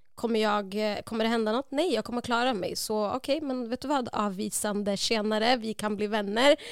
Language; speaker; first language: Swedish; native; Swedish